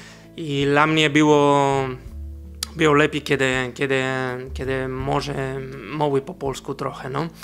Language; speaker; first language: Polish; non-native, learner; Spanish